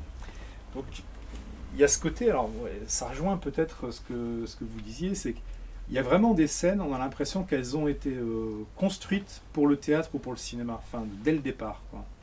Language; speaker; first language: French; native; French